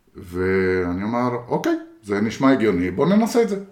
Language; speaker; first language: Hebrew; non-native, fluent; Spanish